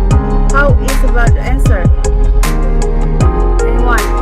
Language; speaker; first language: English; non-native, fluent; Indonesian